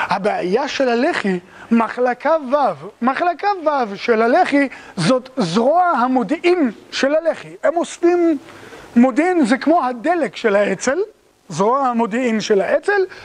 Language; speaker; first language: Hebrew; native; Hebrew